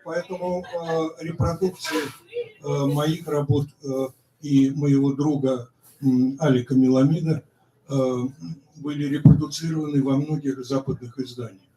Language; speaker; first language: Russian; native; Russian